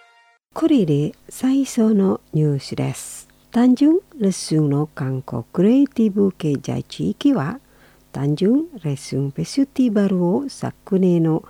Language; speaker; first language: Japanese; non-native, fluent; Indonesian